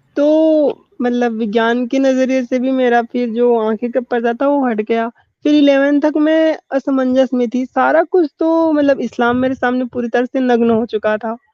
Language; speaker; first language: Hindi; native; Hindi